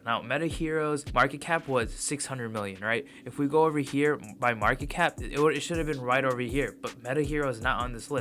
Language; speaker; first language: English; native; English